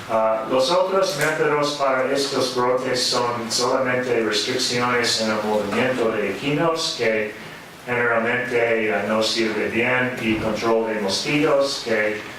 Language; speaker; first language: Spanish; non-native, fluent; English